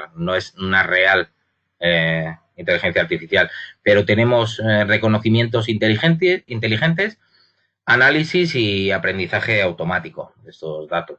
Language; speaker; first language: Spanish; native; Spanish